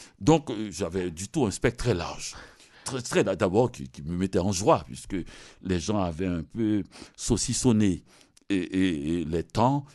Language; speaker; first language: French; non-native, local second language; Haitian Creole